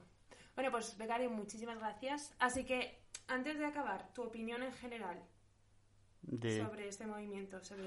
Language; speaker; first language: Spanish; native; Spanish